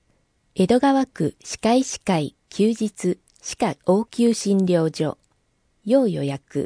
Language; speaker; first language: Japanese; native; Japanese